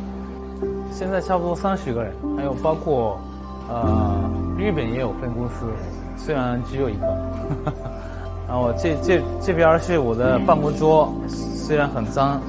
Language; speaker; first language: Chinese; non-native, fluent; Japanese